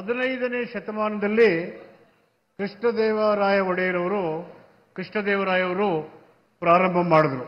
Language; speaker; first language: Kannada; native; Kannada